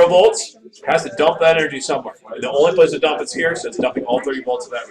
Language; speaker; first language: English; native; English